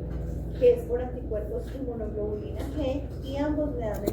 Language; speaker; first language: Spanish; native; Spanish